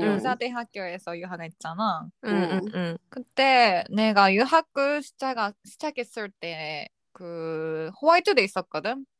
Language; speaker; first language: Korean; non-native, fluent; Japanese